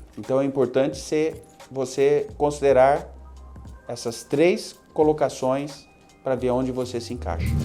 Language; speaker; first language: Portuguese; native; Portuguese